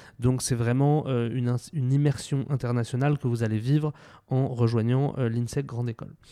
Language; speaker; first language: French; native; French